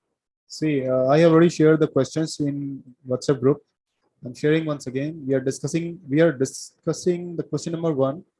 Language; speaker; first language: English; non-native, learner; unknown